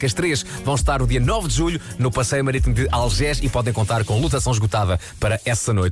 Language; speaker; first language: Portuguese; native; Portuguese